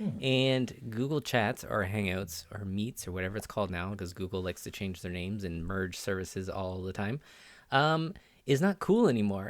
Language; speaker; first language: English; native; English